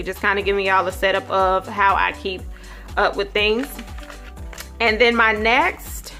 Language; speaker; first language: English; native; English